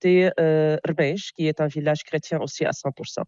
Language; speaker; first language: French; non-native, local second language; Arabic